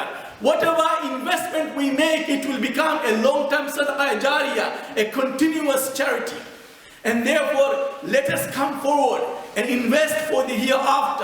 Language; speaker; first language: English; non-native, fluent; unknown